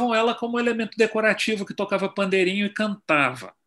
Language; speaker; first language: Portuguese; native; Portuguese